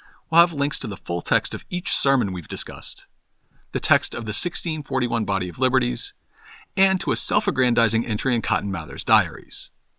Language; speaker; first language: English; native; English